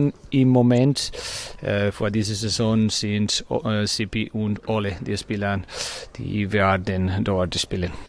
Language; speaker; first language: German; non-native, learner; Spanish